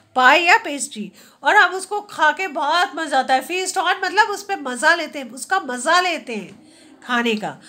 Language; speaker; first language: Hindi; native; Hindi